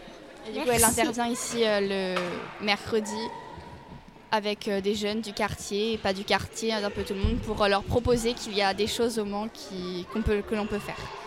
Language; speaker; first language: French; native; French